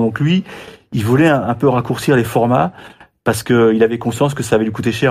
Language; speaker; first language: French; native; French